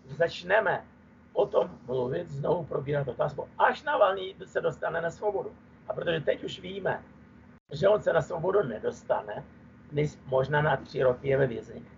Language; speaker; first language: Czech; non-native, fluent; Russian